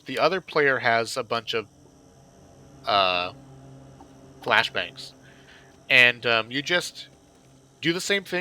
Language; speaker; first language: English; native; English